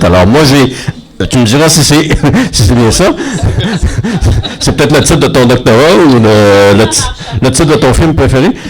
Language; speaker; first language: French; native; French